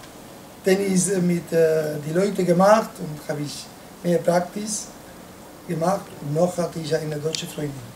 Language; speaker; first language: German; non-native, learner; Spanish